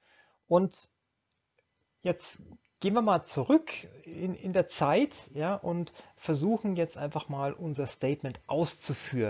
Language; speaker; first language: German; native; German